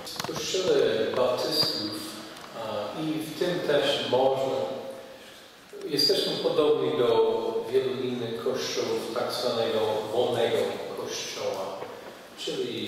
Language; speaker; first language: Polish; non-native, fluent; English